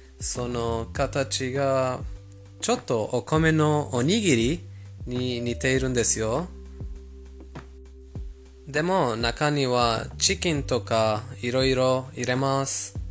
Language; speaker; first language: Japanese; non-native, fluent; Persian